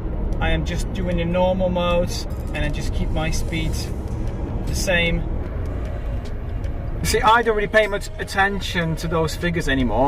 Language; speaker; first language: English; non-native, fluent; Polish